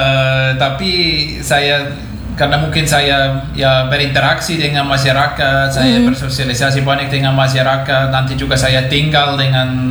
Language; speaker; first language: Indonesian; non-native, fluent; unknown